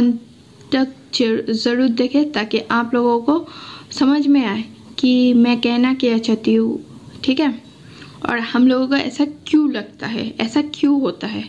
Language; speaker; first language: Hindi; non-native, local second language; Assamese